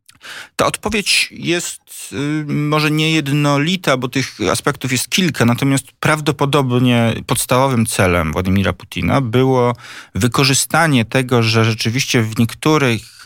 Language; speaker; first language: Polish; native; Polish